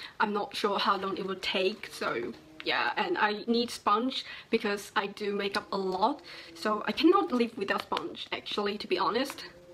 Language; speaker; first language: English; non-native, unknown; Chinese